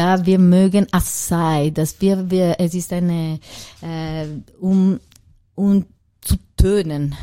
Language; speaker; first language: German; non-native, learner; Italian